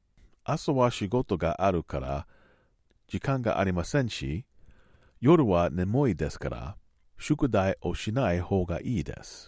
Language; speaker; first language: Japanese; non-native, learner; English